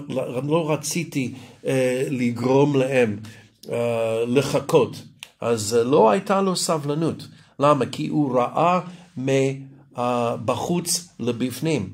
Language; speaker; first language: Hebrew; non-native, fluent; English